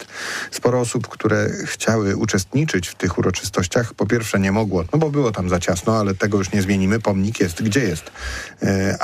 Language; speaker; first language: Polish; native; Polish